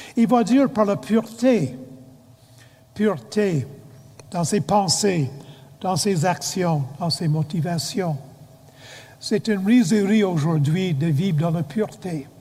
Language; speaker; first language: French; non-native, fluent; English